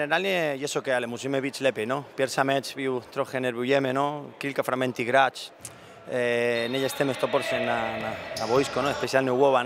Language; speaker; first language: Polish; non-native, learner; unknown